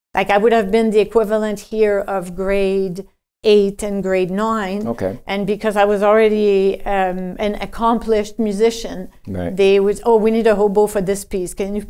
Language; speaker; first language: English; non-native, fluent; French